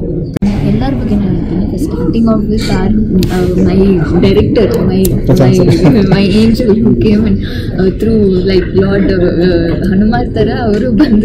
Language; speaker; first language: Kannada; non-native, local second language; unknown